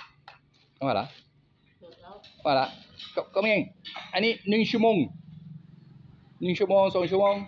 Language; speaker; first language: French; native; French